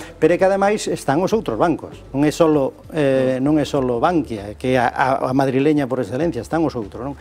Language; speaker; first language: Galician; native; Galician